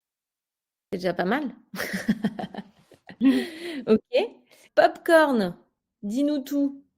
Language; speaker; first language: French; native; French